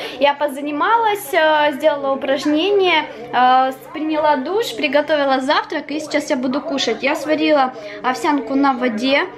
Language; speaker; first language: Russian; early bilingual, heritage; Russian